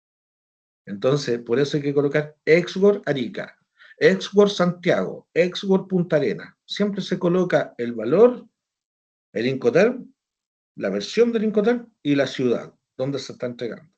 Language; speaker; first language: Spanish; native; Spanish